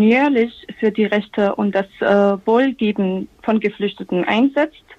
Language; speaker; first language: German; non-native, fluent; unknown